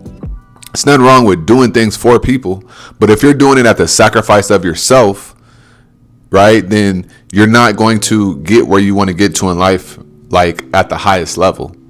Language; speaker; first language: English; native; English